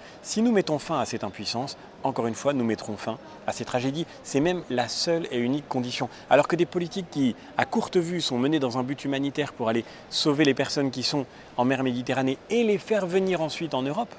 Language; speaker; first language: French; native; French